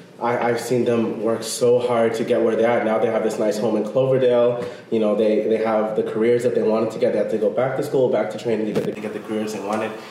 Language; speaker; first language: English; early bilingual, other home language; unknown